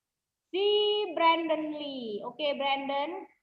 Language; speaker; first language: English; non-native, learner; Indonesian